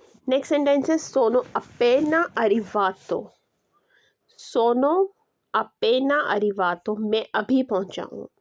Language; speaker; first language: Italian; non-native, learner; Urdu